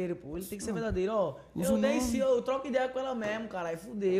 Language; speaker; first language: Portuguese; native; Portuguese